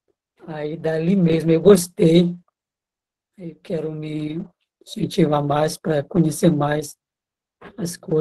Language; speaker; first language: Portuguese; non-native, local second language; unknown